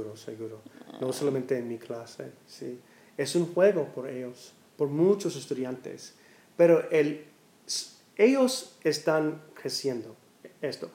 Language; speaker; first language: Spanish; non-native, learner; English